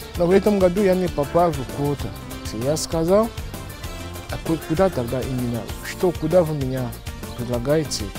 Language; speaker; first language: Russian; non-native, fluent; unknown